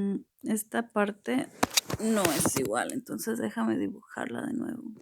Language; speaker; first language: Spanish; early bilingual, heritage; Spanish